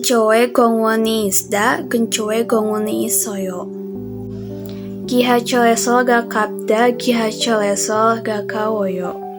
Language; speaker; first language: Korean; non-native, learner; Indonesian